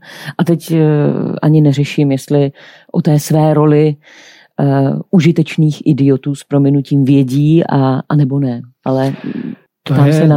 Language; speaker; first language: Czech; native; Czech